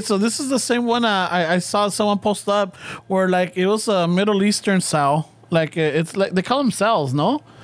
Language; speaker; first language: English; early bilingual, other home language; Spanish